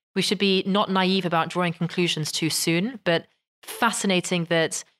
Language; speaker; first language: English; native; English